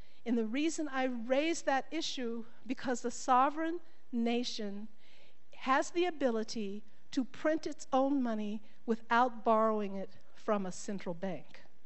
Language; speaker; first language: English; native; English